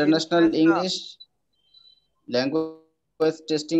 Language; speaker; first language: English; non-native, learner; Bangla